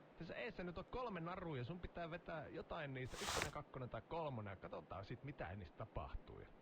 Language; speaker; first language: Finnish; native; Finnish